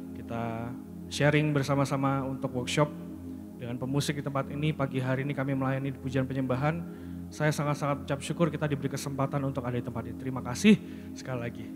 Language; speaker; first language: Indonesian; native; Indonesian